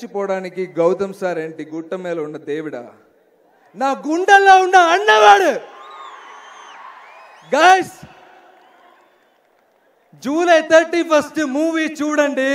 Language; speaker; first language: Telugu; non-native, learner; Malayalam